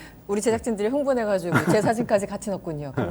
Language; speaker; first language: Korean; native; Korean